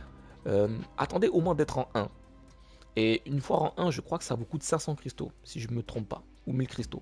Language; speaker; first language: French; native; French